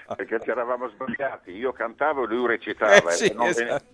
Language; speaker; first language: Italian; native; Italian